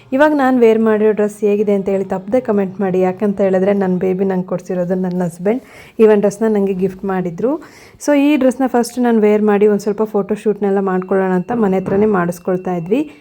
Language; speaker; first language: Kannada; native; Kannada